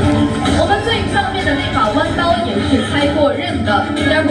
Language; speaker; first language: Chinese; native; Chinese